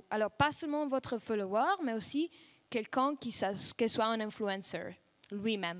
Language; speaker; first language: French; non-native, fluent; Russian